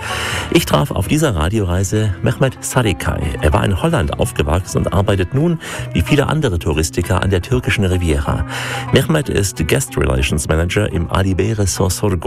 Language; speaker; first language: German; native; German